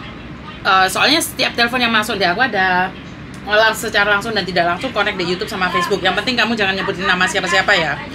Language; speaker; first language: Indonesian; non-native, local second language; Javanese